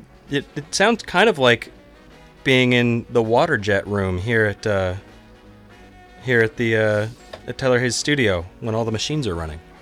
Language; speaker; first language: English; native; English